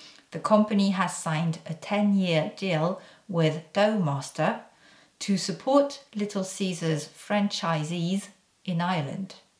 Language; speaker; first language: English; non-native, fluent; French